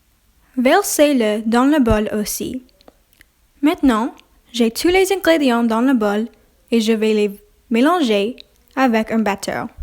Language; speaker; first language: French; non-native, learner; English